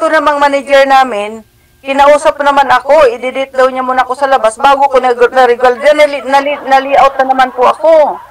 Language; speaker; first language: Filipino; non-native, local second language; Cebuano